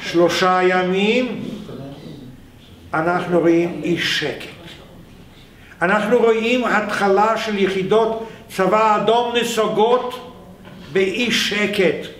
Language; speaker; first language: Hebrew; non-native, fluent; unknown